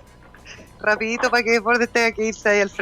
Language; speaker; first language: Spanish; native; Spanish